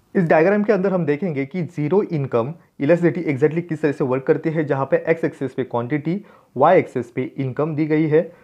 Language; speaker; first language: Hindi; non-native, local second language; Marathi